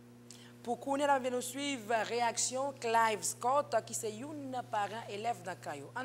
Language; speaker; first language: French; non-native, local second language; Haitian Creole